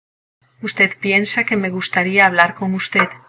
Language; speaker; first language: Spanish; non-native, learner; English